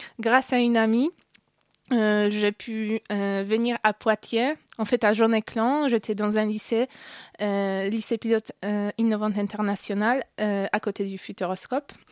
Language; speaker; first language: French; non-native, fluent; Polish